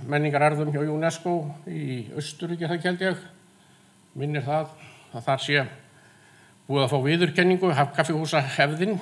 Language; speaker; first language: Icelandic; native; Icelandic